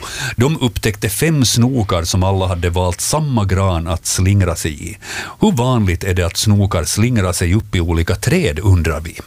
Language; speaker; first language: Swedish; native; Swedish